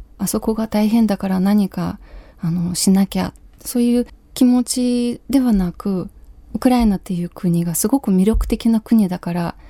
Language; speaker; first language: Japanese; non-native, fluent; Ukrainian